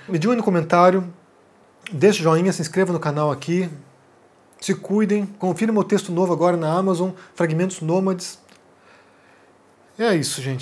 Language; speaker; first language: Portuguese; native; Portuguese